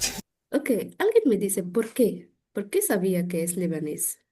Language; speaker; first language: Spanish; non-native, fluent; Arabic